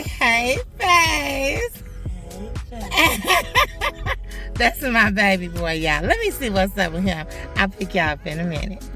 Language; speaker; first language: English; native; English